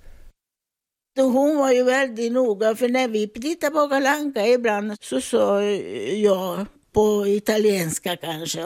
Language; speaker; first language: Swedish; non-native, fluent; Italian